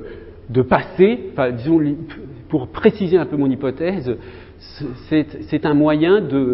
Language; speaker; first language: French; native; French